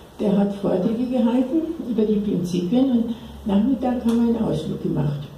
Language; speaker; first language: German; native; German